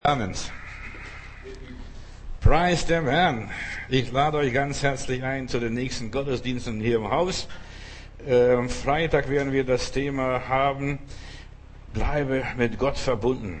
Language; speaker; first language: German; non-native, fluent; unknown